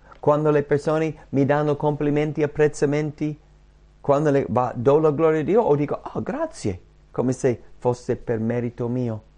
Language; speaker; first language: Italian; non-native, fluent; English